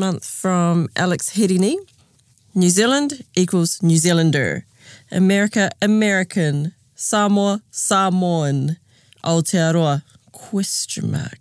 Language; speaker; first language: English; native; English